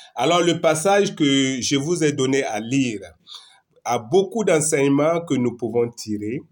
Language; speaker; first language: French; non-native, local second language; Mossi